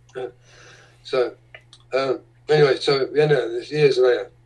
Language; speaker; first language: English; native; English